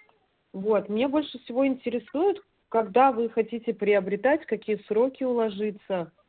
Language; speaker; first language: Russian; native; Russian